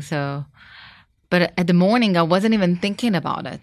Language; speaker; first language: English; non-native, fluent; Hebrew